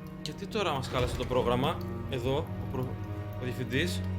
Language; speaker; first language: Greek; native; Greek